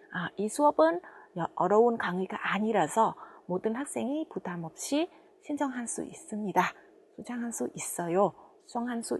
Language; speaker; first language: Korean; non-native, fluent; Vietnamese